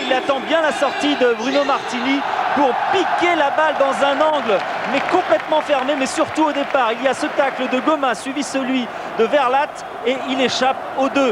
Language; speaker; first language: French; native; French